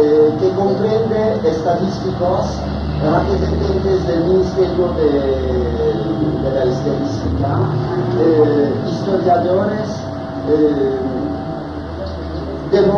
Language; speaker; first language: Spanish; non-native, fluent; French